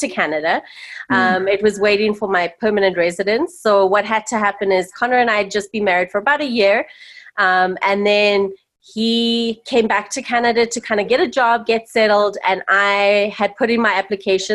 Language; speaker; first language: English; native; English